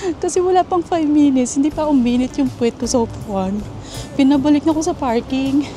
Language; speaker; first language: Filipino; native; Filipino